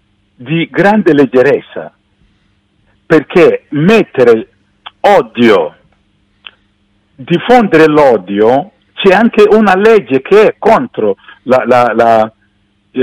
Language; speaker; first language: Italian; non-native, fluent; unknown